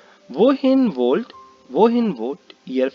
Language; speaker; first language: German; non-native, learner; Hindi